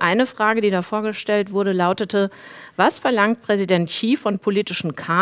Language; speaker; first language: German; native; German